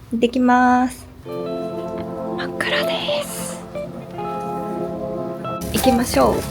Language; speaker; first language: Japanese; native; Japanese